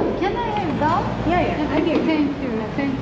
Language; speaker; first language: English; non-native, learner; Turkish